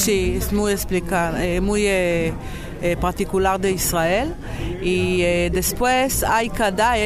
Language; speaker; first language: Spanish; non-native, learner; Hebrew